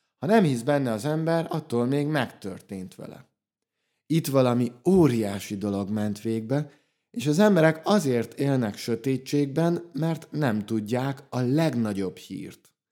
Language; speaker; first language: Hungarian; native; Hungarian